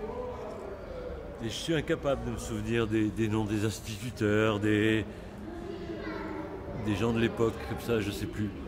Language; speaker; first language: French; native; French